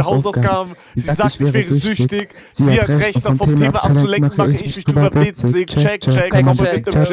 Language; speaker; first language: German; native; German